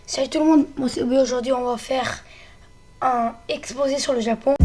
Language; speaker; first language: French; early bilingual, other home language; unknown